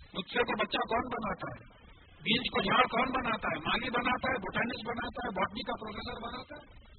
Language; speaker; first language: Urdu; native; Urdu